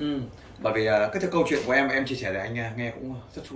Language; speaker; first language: Vietnamese; native; Vietnamese